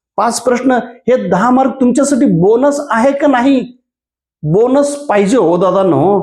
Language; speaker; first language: Marathi; non-native, local second language; Kannada